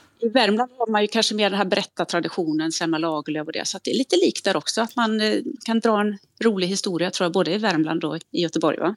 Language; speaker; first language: Swedish; native; Swedish